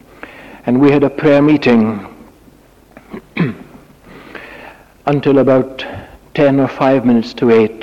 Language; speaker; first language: English; native; English